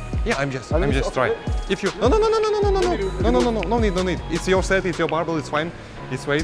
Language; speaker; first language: English; non-native, learner; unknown